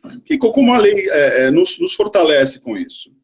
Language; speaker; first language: Portuguese; native; Portuguese